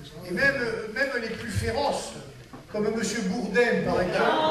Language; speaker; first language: French; native; French